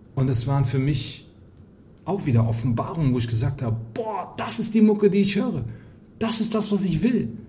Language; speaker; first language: German; early bilingual, heritage; Polish